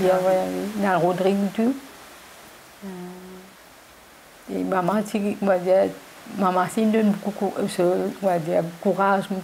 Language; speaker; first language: French; non-native, learner; Morisyen